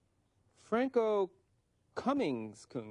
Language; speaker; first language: Japanese; non-native, fluent; English